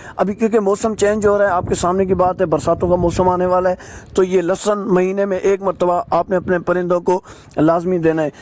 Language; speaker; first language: Urdu; non-native, local second language; Sindhi